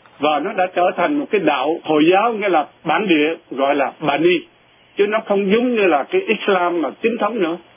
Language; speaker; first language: Vietnamese; non-native, local second language; Eastern Cham